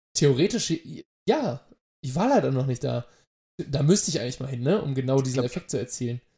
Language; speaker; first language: German; native; German